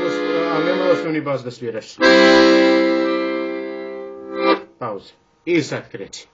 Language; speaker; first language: Croatian; native; Croatian